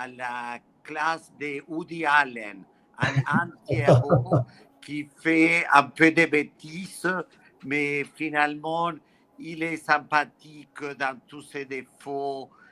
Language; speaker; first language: French; non-native, fluent; Spanish